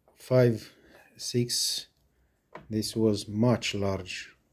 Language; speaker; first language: English; non-native, learner; Romanian